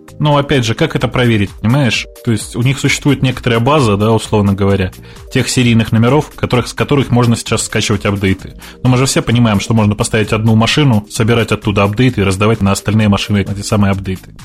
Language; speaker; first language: Russian; native; Russian